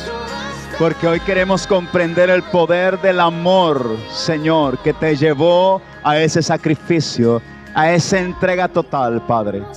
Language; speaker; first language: Spanish; native; Spanish